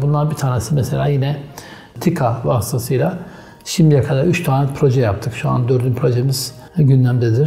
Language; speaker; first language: Turkish; native; Turkish